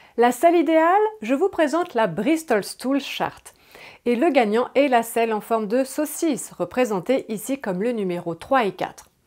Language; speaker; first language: French; native; French